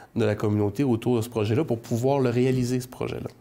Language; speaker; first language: French; native; French